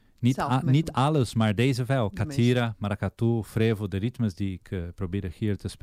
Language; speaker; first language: Dutch; non-native, fluent; Portuguese